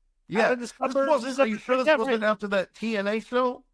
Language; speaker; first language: English; native; English